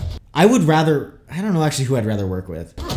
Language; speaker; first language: English; native; English